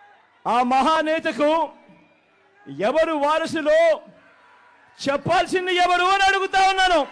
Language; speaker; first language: Telugu; native; Telugu